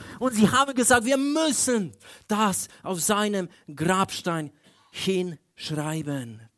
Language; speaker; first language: German; non-native, fluent; Polish